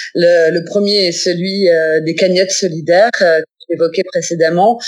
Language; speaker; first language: French; native; French